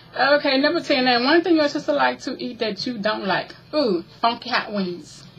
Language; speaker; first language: English; native; English